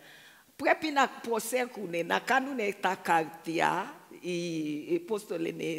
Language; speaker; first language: Greek; non-native, fluent; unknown